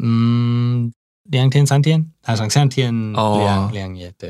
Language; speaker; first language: Chinese; non-native, fluent; English